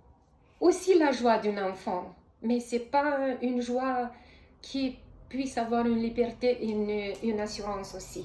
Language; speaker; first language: French; non-native, fluent; Romanian